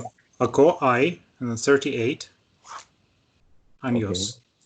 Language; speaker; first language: Filipino; non-native, learner; Russian